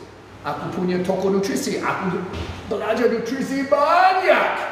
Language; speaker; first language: Indonesian; non-native, fluent; English